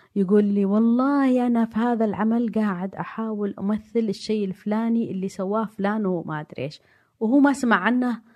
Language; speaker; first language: Arabic; native; Arabic